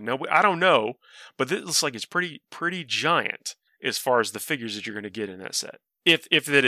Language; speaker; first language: English; native; English